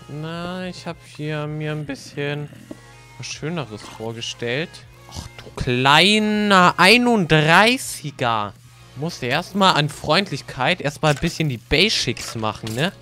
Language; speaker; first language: German; native; German